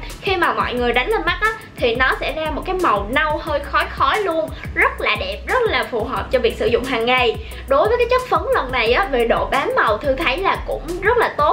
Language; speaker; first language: Vietnamese; native; Vietnamese